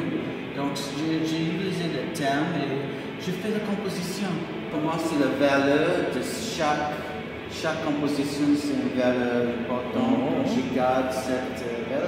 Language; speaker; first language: French; non-native, fluent; English